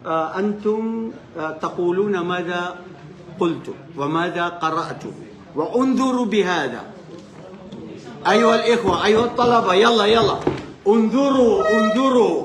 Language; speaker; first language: Arabic; non-native, fluent; Filipino